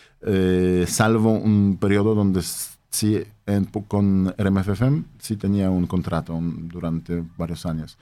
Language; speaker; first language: Spanish; non-native, fluent; Polish